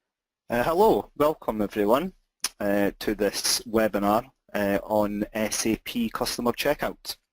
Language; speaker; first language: English; native; English